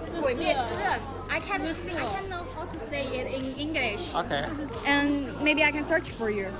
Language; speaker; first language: English; non-native, learner; Chinese